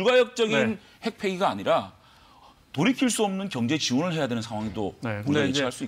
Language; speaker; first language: Korean; native; Korean